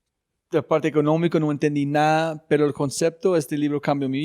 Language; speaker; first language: Spanish; non-native, fluent; English